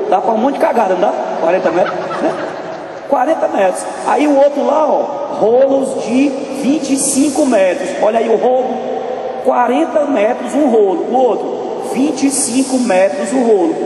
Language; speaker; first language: Portuguese; native; Portuguese